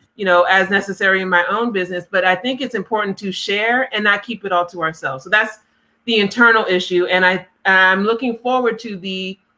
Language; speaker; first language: English; native; English